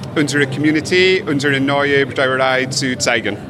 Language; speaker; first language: German; non-native, fluent; English